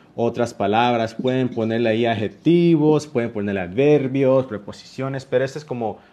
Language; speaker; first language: Spanish; early bilingual, heritage; Spanish